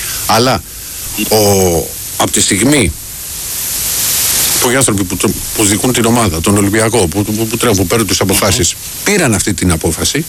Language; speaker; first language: Greek; native; Greek